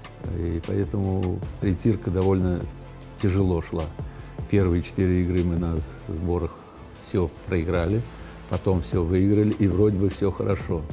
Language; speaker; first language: Russian; native; Russian